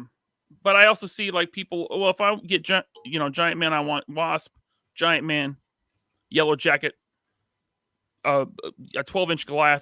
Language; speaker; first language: English; native; English